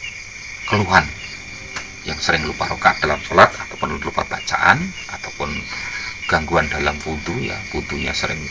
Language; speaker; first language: Indonesian; non-native, local second language; Javanese